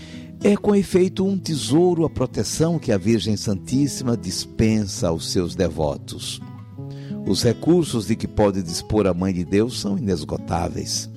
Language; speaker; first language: Portuguese; native; Portuguese